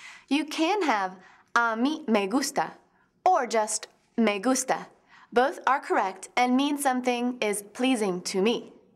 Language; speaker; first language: English; native; English